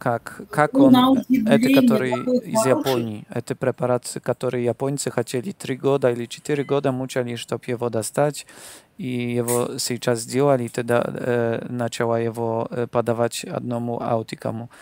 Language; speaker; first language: Russian; non-native, learner; Polish